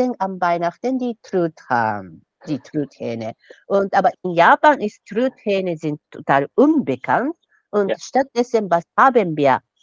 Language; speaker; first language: German; non-native, fluent; Japanese